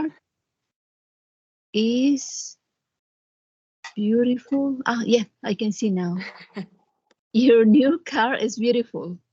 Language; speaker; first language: English; non-native, learner; Spanish